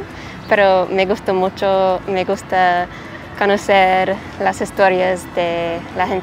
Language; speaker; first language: Spanish; non-native, learner; English